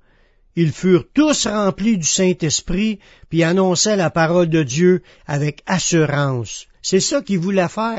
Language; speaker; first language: French; native; French